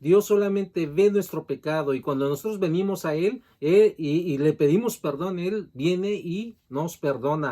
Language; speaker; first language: Spanish; native; Spanish